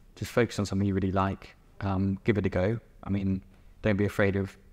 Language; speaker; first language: English; native; English